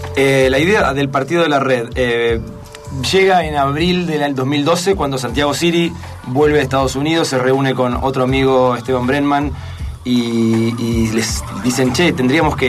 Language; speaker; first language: Spanish; native; Spanish